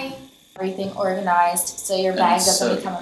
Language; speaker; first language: English; native; English